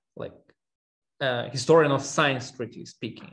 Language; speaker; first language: English; non-native, fluent; Armenian